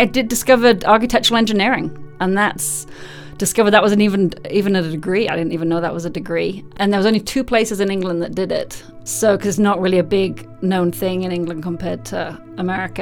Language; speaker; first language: English; native; English